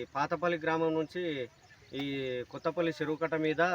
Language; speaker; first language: Telugu; native; Telugu